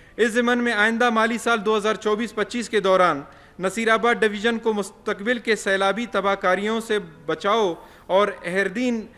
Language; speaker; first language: Urdu; non-native, local second language; Baluchi